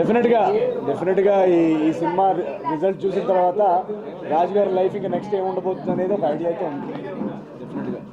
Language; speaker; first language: Telugu; native; Telugu